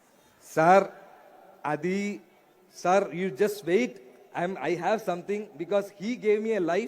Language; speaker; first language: Telugu; non-native, learner; Malayalam